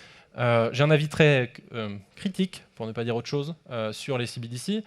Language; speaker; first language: French; native; French